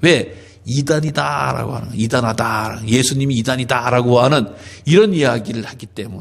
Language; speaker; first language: Korean; native; Korean